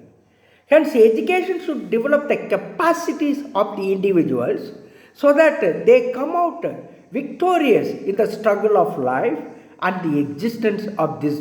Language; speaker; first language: English; non-native, local second language; Tamil